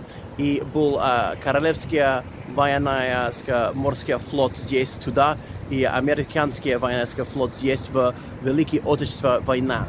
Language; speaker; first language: Russian; non-native, learner; English